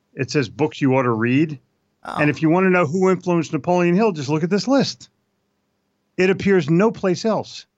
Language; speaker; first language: English; native; English